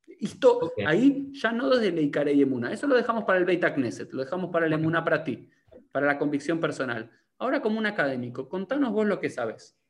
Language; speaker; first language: Spanish; native; Spanish